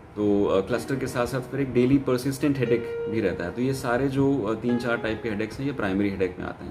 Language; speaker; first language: Hindi; native; Hindi